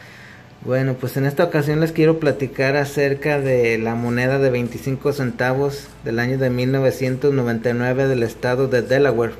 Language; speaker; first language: Spanish; native; Spanish